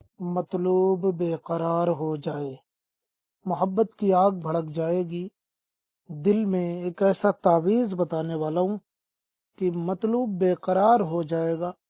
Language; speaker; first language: Urdu; non-native, local second language; Sindhi